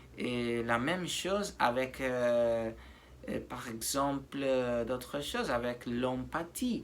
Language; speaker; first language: French; non-native, learner; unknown